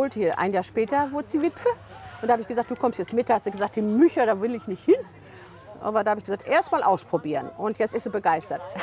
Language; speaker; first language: German; native; German